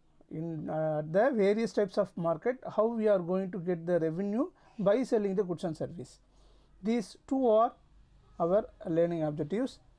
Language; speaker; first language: English; non-native, local second language; Tamil